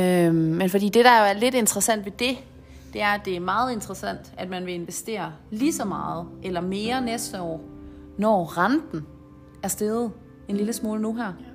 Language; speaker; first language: Danish; native; Danish